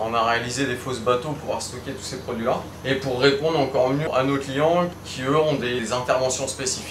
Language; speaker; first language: French; native; French